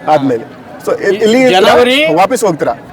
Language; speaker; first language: Kannada; non-native, learner; Hindi